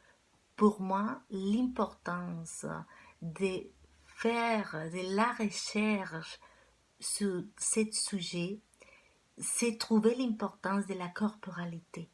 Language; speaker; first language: French; non-native, fluent; Spanish